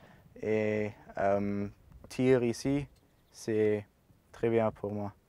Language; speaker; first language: French; non-native, learner; German